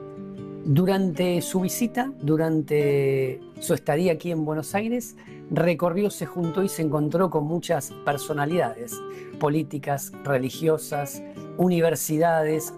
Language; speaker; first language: Spanish; native; Spanish